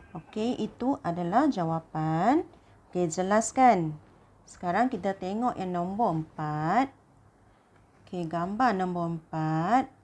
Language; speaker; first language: Malay; non-native, local second language; Chinese